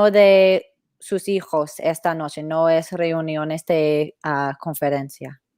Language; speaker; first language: Spanish; non-native, fluent; English